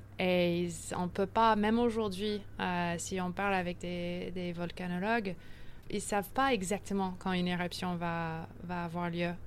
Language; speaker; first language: French; early bilingual, heritage; French